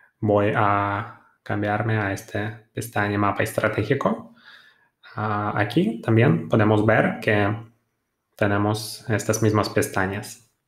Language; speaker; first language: Spanish; non-native, fluent; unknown